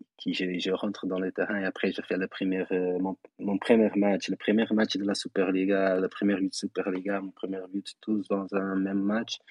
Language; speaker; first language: French; non-native, fluent; Kabuverdianu